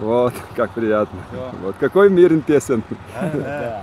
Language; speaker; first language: Russian; non-native, local second language; Lithuanian